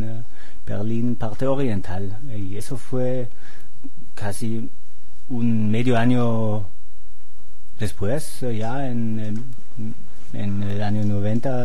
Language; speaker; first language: Spanish; non-native, fluent; German